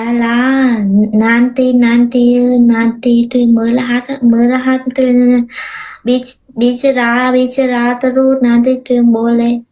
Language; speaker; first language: Indonesian; non-native, learner; Vietnamese